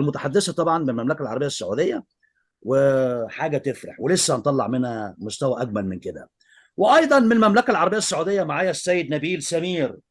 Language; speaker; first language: Egyptian Arabic; native; Egyptian Arabic